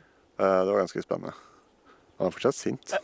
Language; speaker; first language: Norwegian; native; Norwegian